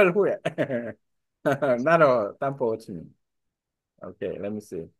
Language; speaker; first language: English; non-native, learner; Korean